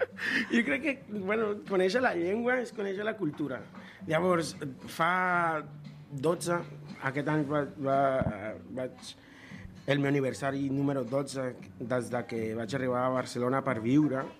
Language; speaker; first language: Catalan; non-native, fluent; Spanish